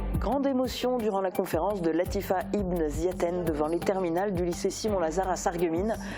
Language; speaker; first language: French; native; French